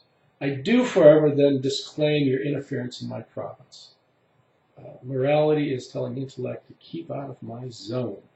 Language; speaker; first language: English; native; English